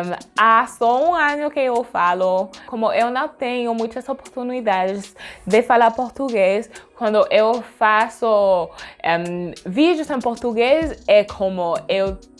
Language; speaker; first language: Portuguese; non-native, learner; French